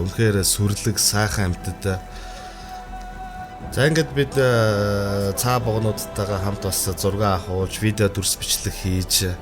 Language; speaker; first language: Mongolian; native; Mongolian